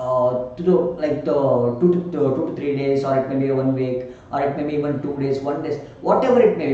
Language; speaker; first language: English; non-native, local second language; Kannada